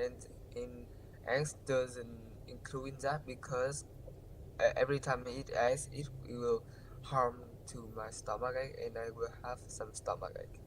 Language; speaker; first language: English; non-native, learner; Vietnamese